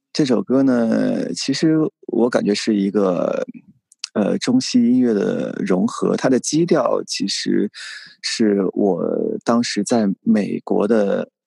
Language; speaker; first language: Chinese; native; Chinese